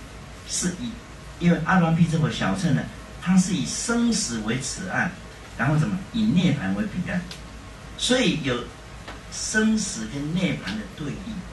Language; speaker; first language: Chinese; native; Chinese